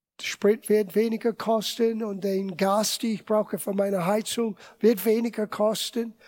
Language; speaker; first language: German; non-native, fluent; English